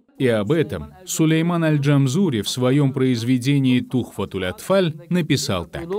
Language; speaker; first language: Russian; non-native, fluent; Azerbaijani